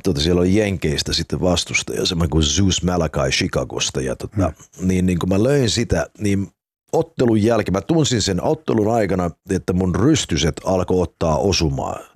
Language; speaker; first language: Finnish; early bilingual, heritage; Finnish